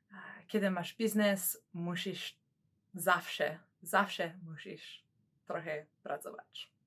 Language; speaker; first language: Polish; early bilingual, other home language; English